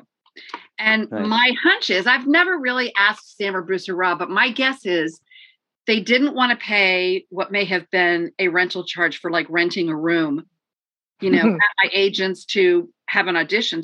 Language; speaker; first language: English; native; English